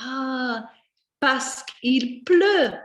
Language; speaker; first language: French; non-native, fluent; English